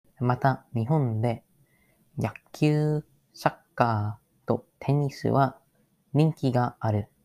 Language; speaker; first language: Japanese; non-native, learner; English